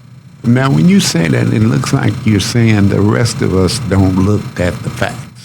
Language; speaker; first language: English; native; English